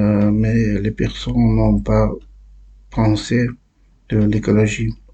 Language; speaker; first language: French; non-native, learner; Uzbek